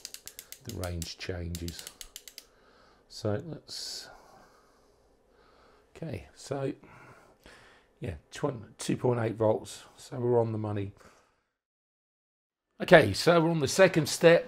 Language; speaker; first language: English; native; English